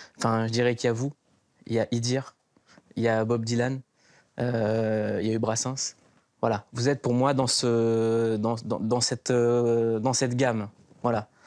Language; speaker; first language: French; native; French